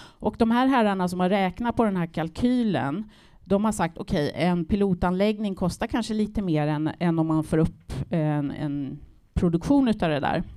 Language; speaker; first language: Swedish; native; Swedish